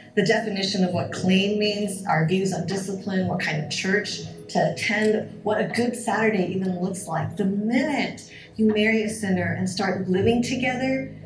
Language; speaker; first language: English; native; English